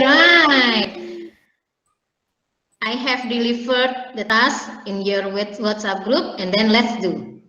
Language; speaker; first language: English; non-native, learner; Indonesian